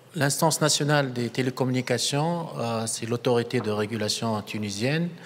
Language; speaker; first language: French; non-native, local second language; Arabic